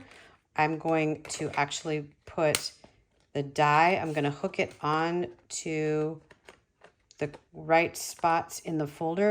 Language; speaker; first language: English; native; English